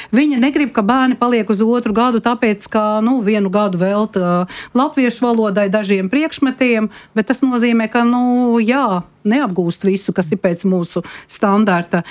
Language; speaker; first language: Latvian; native; Latvian